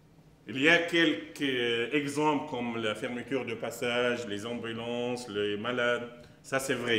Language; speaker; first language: French; non-native, learner; Arabic